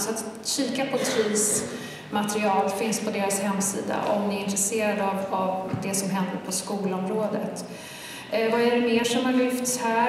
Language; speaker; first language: Swedish; native; Swedish